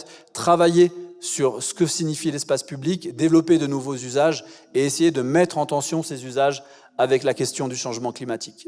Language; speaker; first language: French; native; French